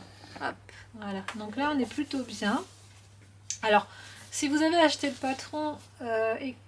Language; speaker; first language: French; native; French